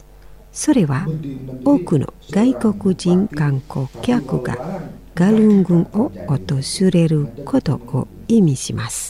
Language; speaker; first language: Japanese; non-native, fluent; Indonesian